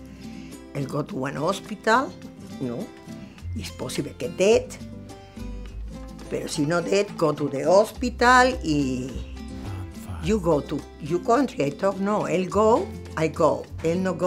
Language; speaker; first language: English; non-native, learner; Spanish